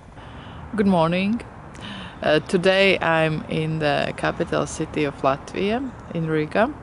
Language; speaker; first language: English; non-native, fluent; Latvian